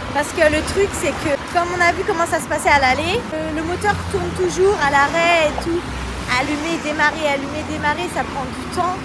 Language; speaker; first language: French; native; French